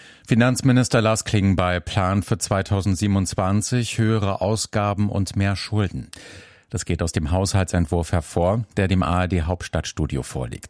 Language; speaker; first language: German; native; German